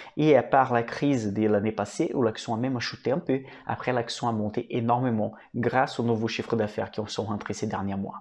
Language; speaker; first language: French; non-native, fluent; Portuguese